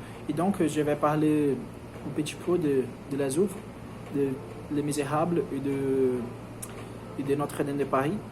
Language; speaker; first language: French; non-native, learner; Portuguese